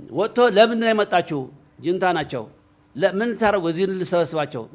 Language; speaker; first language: Amharic; non-native, local second language; Tigrinya